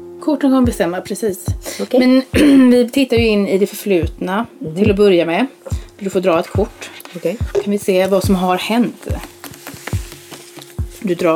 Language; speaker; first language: Swedish; native; Swedish